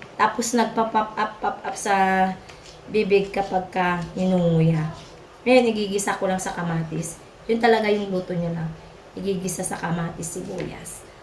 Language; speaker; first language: Filipino; non-native, local second language; Iloko